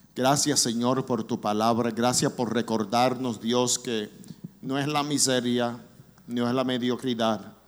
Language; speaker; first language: Spanish; early bilingual, heritage; Spanish